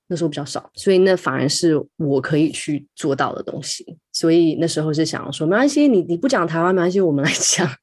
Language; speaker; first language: Chinese; native; Chinese